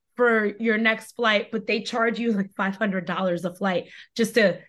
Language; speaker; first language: English; early bilingual, other home language; Spanish